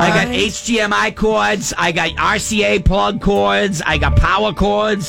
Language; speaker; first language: English; native; English